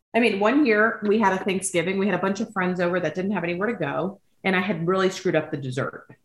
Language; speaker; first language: English; native; English